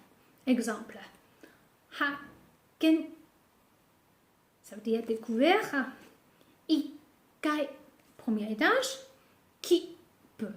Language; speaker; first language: French; non-native, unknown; Japanese